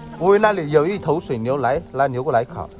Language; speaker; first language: Chinese; non-native, learner; Vietnamese